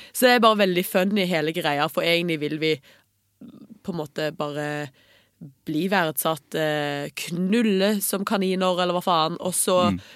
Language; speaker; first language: Norwegian; early bilingual, heritage; Norwegian